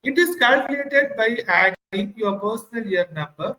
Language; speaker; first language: English; non-native, local second language; Tamil